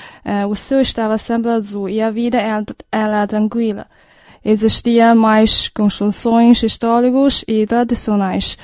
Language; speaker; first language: Portuguese; non-native, learner; Chinese